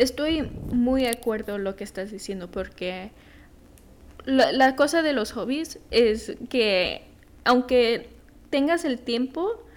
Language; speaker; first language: Spanish; early bilingual, heritage; Spanish